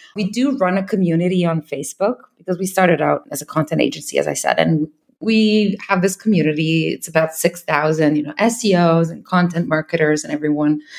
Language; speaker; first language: English; non-native, fluent; Serbian